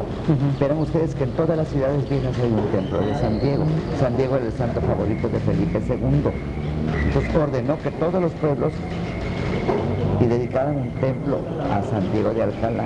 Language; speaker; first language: Spanish; native; Spanish